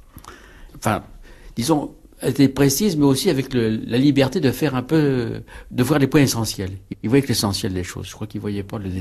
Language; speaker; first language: French; native; French